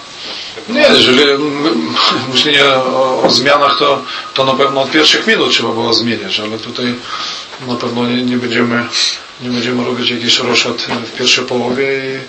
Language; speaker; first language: Polish; non-native, fluent; Russian